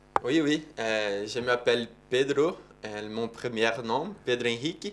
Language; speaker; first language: French; non-native, learner; Portuguese